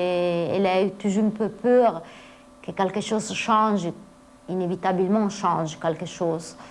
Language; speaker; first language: French; non-native, fluent; Italian